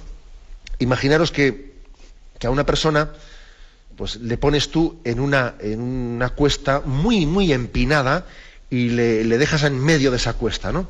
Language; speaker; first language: Spanish; native; Spanish